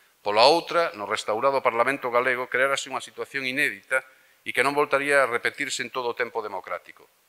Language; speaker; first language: Galician; native; Galician